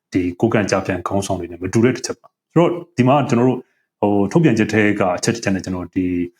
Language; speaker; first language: Burmese; native; Burmese